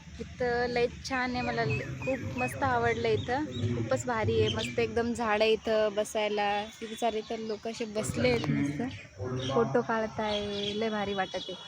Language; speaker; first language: Marathi; non-native, local second language; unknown